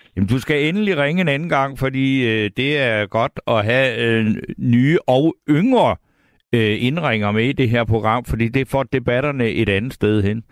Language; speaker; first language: Danish; native; Danish